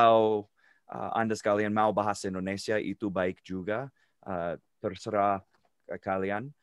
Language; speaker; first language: Indonesian; non-native, fluent; English